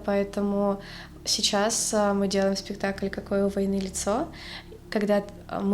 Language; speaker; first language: Russian; native; Russian